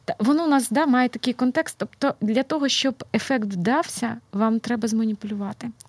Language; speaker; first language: Ukrainian; native; Ukrainian